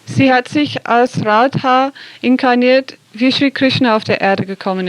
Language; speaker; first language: German; non-native, fluent; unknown